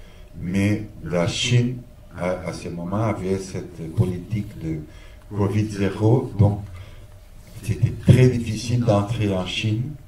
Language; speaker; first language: French; non-native, fluent; Portuguese